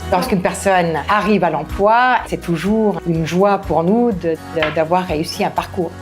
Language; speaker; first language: French; native; French